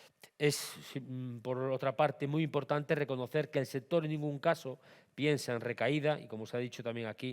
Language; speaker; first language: Spanish; native; Spanish